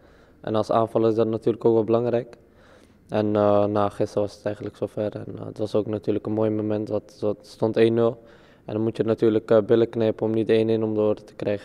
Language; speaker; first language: Dutch; native; Dutch